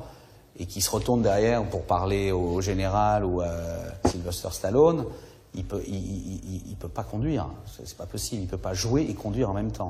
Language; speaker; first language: French; native; French